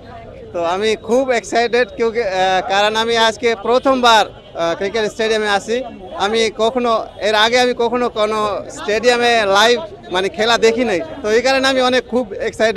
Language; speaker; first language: Bangla; non-native, learner; Urdu